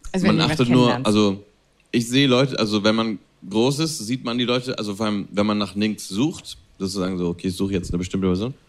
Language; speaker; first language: German; non-native, fluent; Spanish